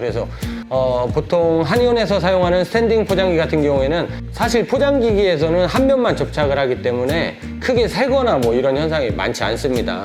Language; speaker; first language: Korean; native; Korean